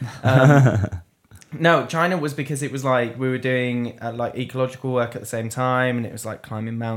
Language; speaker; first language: English; native; English